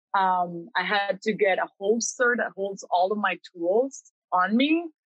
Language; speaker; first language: English; early bilingual, other home language; Spanish